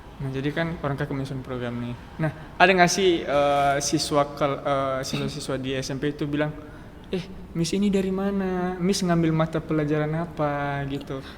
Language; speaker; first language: Indonesian; native; Indonesian